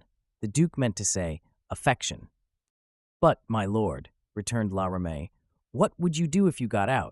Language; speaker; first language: English; native; English